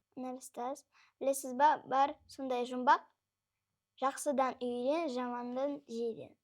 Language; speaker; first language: Kazakh; non-native, local second language; Russian